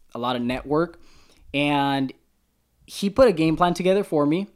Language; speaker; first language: English; native; English